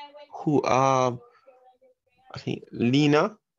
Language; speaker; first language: English; native; English